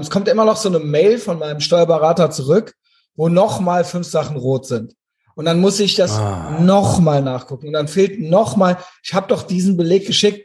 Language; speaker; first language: German; native; German